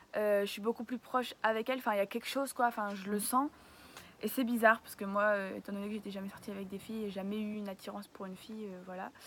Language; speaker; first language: French; native; French